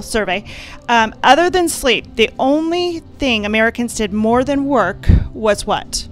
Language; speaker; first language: English; native; English